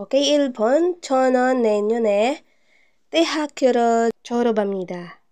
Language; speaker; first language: Korean; non-native, fluent; Filipino